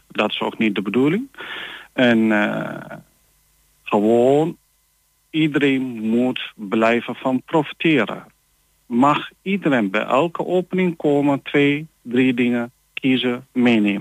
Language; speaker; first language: Dutch; non-native, learner; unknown